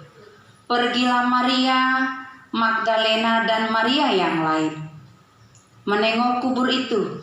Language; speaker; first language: Indonesian; native; Indonesian